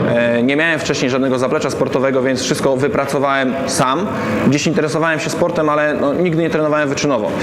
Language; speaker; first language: Polish; native; Polish